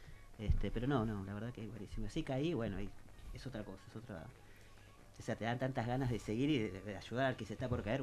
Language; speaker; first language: Spanish; native; Spanish